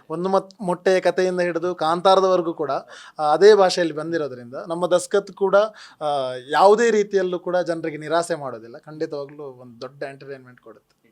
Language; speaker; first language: Kannada; non-native, local second language; Tulu